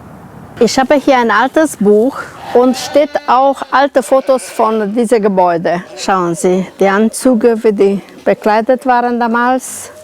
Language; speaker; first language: German; non-native, local second language; Romanian